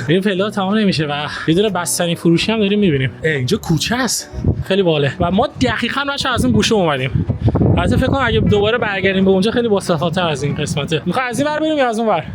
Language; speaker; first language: Persian; native; Persian